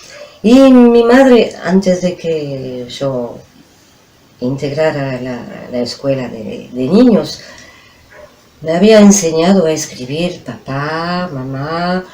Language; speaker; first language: Spanish; non-native, fluent; French